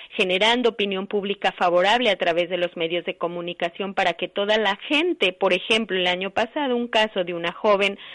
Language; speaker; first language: Spanish; native; Spanish